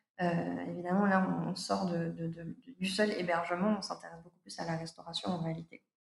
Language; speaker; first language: French; native; French